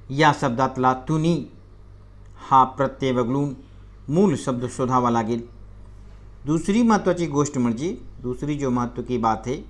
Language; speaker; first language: Marathi; non-native, local second language; Hindi